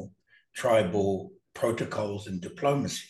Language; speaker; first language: English; native; English